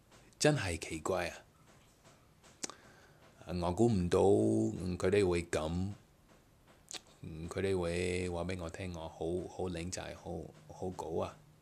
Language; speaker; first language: Cantonese; non-native, learner; English